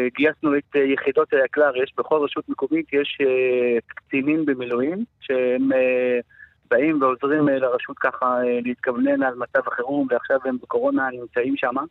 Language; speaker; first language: Hebrew; non-native, local second language; Arabic